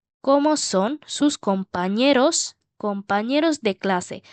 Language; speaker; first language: Spanish; non-native, learner; Bangla